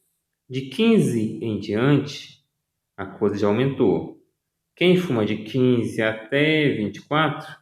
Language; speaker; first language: Portuguese; native; Portuguese